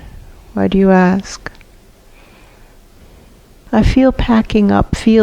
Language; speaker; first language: English; native; English